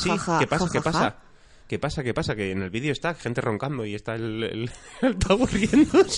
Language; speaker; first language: Spanish; native; Spanish